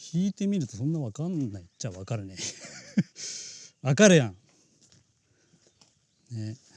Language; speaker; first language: Japanese; native; Japanese